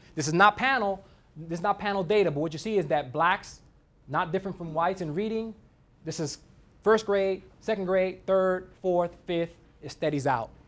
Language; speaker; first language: English; native; English